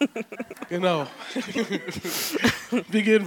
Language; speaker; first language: German; non-native, fluent; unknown